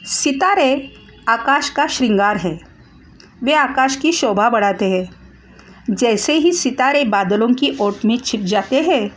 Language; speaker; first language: Hindi; non-native, local second language; Marathi